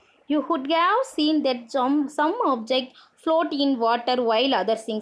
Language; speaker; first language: English; non-native, local second language; Tamil